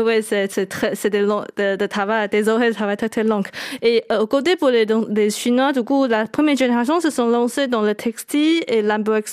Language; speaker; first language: French; non-native, fluent; Chinese